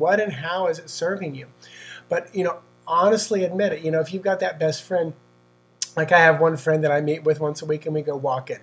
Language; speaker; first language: English; native; English